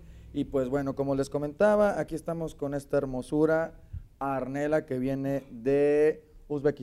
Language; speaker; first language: Spanish; native; Spanish